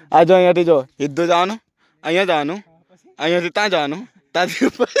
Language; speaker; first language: Gujarati; native; Gujarati